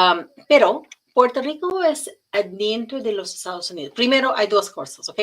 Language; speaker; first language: Spanish; non-native, learner; English